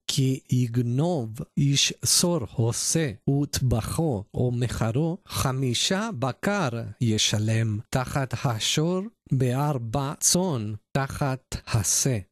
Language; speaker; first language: Hebrew; non-native, learner; Spanish